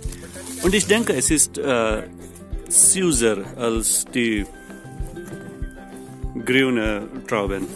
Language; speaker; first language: German; non-native, learner; Marathi